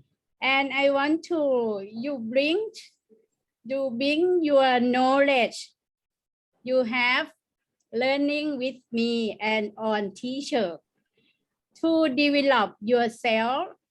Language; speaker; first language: English; non-native, learner; Thai